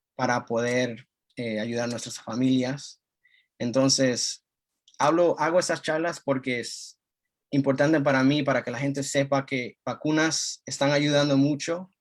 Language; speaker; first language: Spanish; early bilingual, heritage; Spanish